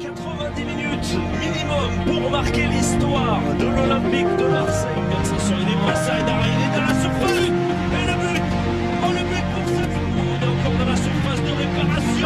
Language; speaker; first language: French; native; French